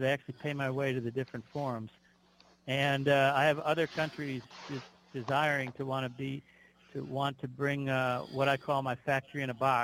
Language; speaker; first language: English; native; English